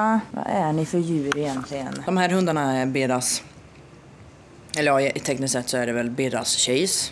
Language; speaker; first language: Swedish; native; Swedish